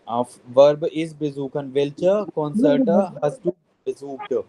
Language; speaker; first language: German; non-native, fluent; Hindi